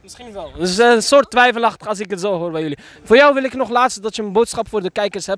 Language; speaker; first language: Dutch; native; Dutch